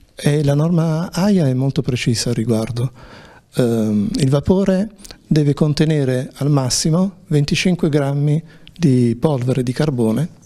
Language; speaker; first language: Italian; native; Italian